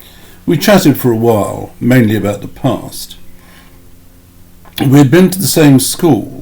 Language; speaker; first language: English; native; English